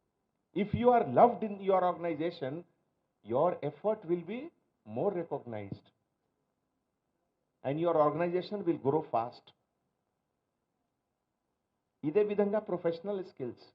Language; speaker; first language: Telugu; non-native, learner; Hindi